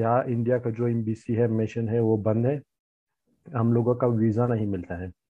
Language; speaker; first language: Hindi; non-native, learner; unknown